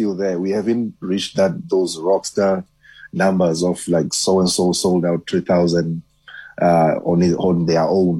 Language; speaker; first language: English; non-native, local second language; Xhosa